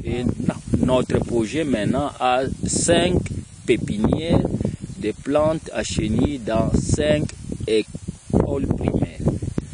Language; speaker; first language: French; non-native, local second language; Kongo